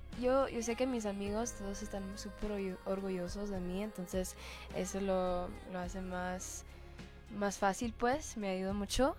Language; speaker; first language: Spanish; early bilingual, heritage; Spanish